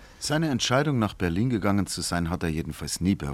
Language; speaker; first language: German; native; German